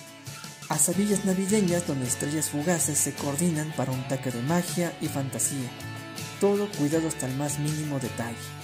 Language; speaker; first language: Spanish; native; Spanish